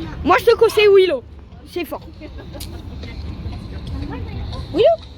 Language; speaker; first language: French; native; French